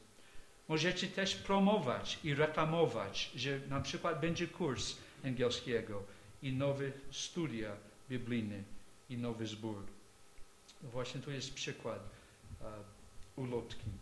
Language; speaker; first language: Polish; non-native, fluent; English